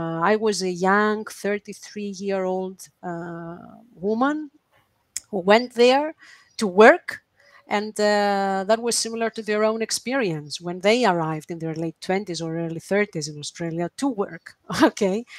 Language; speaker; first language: English; non-native, fluent; Greek